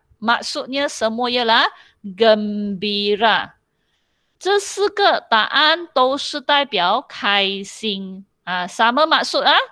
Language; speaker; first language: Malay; non-native, local second language; Chinese